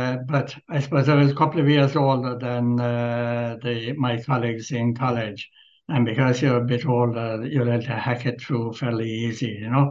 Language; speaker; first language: English; native; English